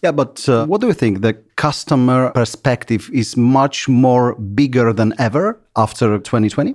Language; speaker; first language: English; non-native, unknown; Polish